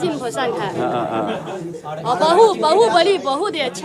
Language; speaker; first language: Hindi; non-native, learner; Chinese